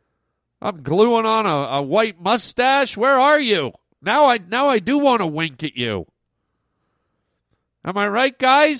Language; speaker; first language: English; native; English